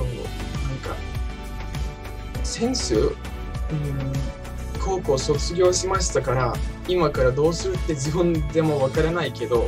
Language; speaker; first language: Japanese; non-native, learner; Turkish